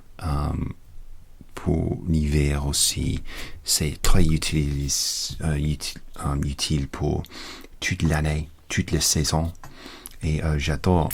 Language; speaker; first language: French; non-native, learner; English